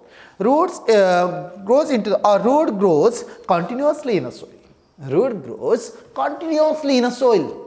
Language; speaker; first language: English; non-native, local second language; Nepali